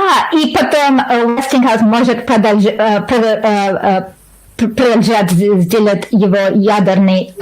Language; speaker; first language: Russian; non-native, learner; English